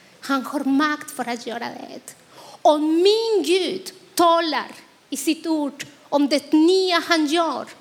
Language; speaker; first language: Swedish; non-native, fluent; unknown